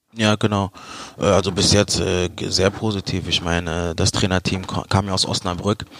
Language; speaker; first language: German; early bilingual, other home language; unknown